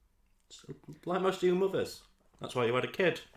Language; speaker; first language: English; native; English